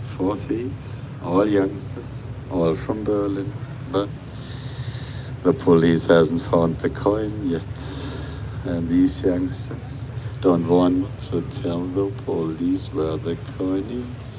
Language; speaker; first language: English; non-native, fluent; German